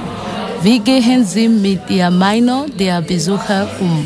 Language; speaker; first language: German; non-native, learner; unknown